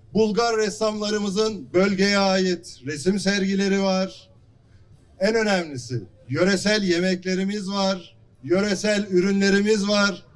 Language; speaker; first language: Turkish; native; Turkish